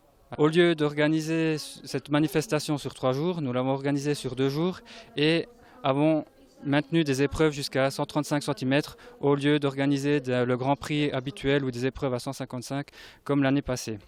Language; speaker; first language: French; native; French